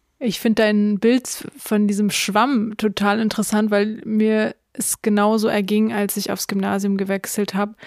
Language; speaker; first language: German; early bilingual, other home language; Russian